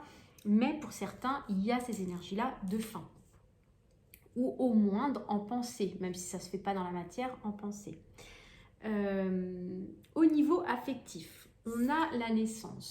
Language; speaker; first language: French; native; French